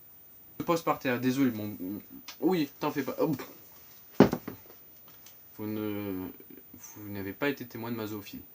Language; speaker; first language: French; native; French